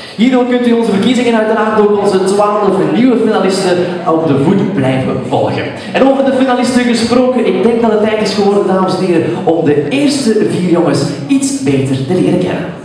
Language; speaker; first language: Dutch; native; Dutch